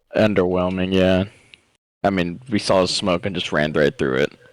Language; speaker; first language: English; native; English